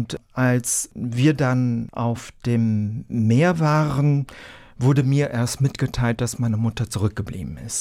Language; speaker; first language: German; early bilingual, other home language; Vietnamese